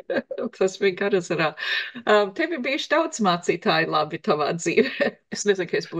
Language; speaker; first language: Latvian; early bilingual, heritage; English